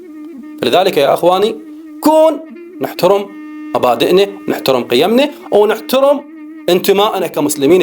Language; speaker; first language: Arabic; native; Arabic